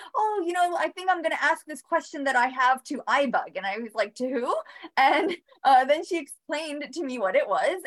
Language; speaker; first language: English; early bilingual, other home language; Bosnian